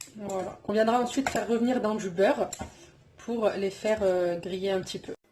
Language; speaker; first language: French; native; French